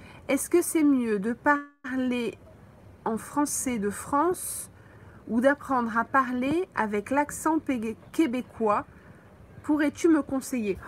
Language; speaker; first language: French; native; French